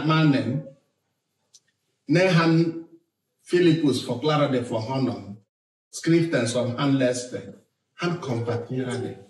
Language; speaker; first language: Swedish; non-native, fluent; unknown